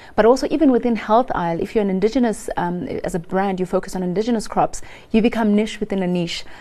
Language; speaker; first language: English; non-native, local second language; Xhosa